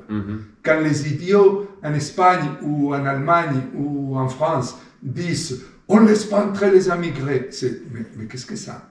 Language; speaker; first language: French; non-native, fluent; Spanish